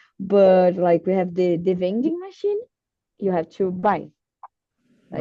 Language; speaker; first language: English; non-native, learner; Portuguese